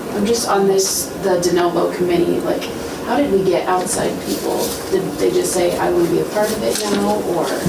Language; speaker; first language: English; non-native, fluent; German